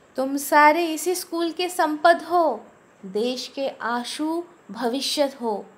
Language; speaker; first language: Hindi; non-native, local second language; Bangla